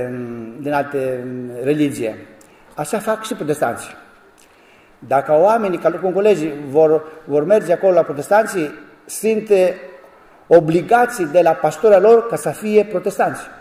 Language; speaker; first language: Romanian; non-native, learner; Greek